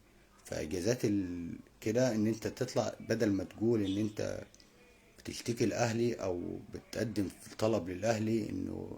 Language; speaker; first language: Arabic; native; Arabic